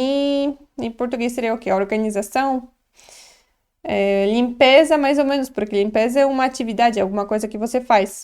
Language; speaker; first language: Portuguese; non-native, fluent; Polish